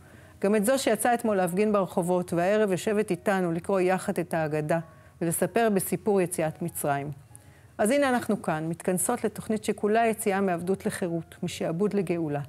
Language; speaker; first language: Hebrew; native; Hebrew